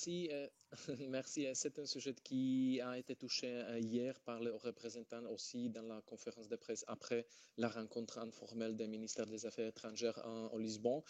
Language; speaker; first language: French; non-native, fluent; Slovak